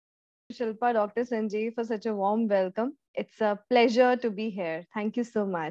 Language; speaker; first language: English; non-native, local second language; Hindi